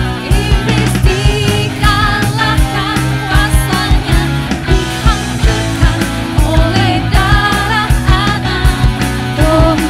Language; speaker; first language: Indonesian; native; Indonesian